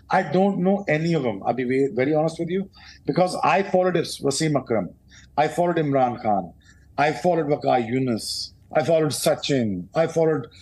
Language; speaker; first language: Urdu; non-native, local second language; Punjabi